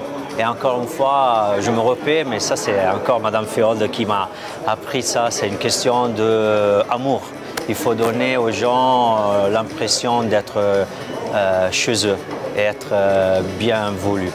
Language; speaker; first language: French; non-native, fluent; Italian